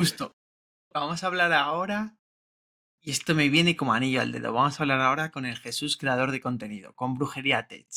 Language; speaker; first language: Spanish; native; Spanish